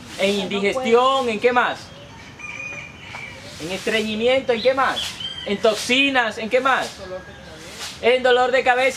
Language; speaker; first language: Spanish; native; Spanish